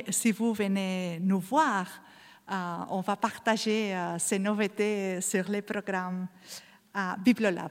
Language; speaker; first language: French; non-native, learner; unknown